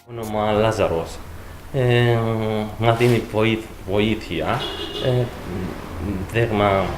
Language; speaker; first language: Greek; non-native, learner; Arabic